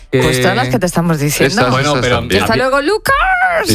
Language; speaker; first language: Spanish; native; Spanish